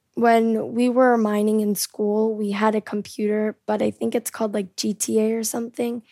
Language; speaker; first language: English; early bilingual, heritage; Korean